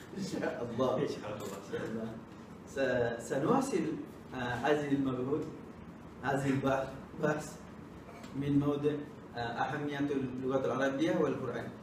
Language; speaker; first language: Arabic; non-native, learner; Malay